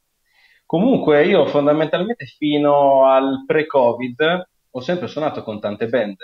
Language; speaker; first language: Italian; native; Italian